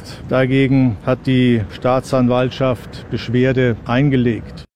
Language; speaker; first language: German; native; German